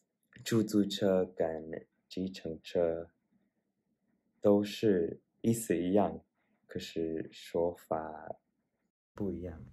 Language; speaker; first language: Chinese; non-native, learner; Spanish